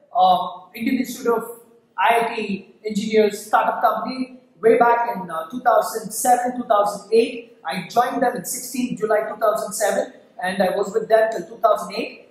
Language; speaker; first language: English; non-native, local second language; Kannada